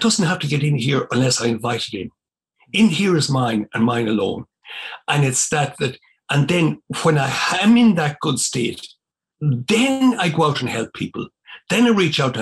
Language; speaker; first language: English; native; English